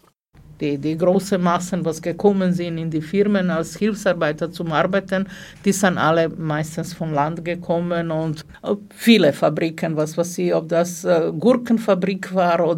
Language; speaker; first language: German; non-native, fluent; Serbian